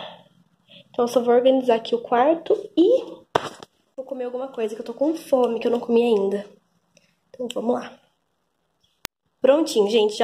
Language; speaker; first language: Portuguese; native; Portuguese